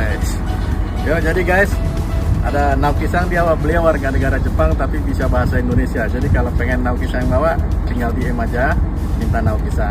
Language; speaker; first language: Indonesian; native; Indonesian